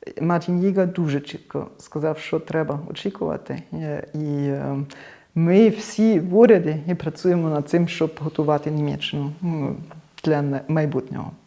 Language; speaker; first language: Ukrainian; non-native, learner; German